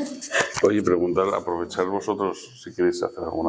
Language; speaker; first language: Spanish; native; Spanish